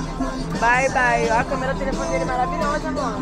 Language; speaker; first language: Portuguese; native; Portuguese